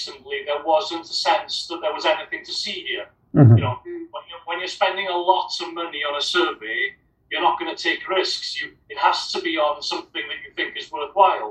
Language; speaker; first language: English; native; English